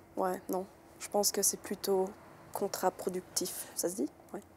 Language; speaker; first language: French; native; French